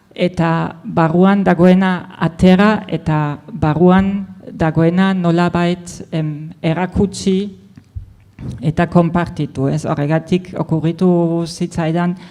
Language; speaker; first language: Basque; non-native, fluent; German